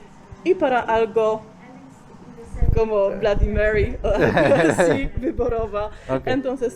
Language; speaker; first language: Spanish; non-native, fluent; Polish